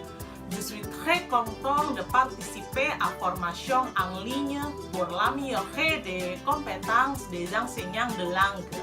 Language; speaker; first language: French; non-native, fluent; Indonesian